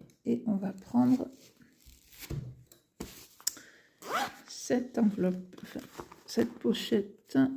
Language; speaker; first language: French; native; French